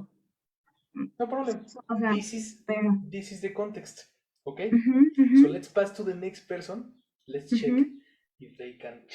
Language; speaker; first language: English; non-native, fluent; Spanish